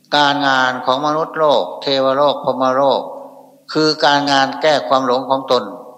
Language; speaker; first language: Thai; non-native, local second language; Northeastern Thai